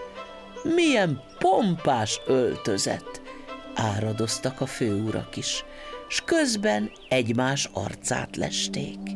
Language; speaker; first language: Hungarian; native; Hungarian